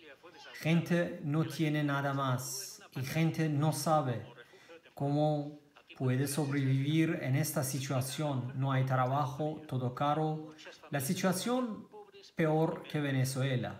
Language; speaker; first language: Spanish; non-native, learner; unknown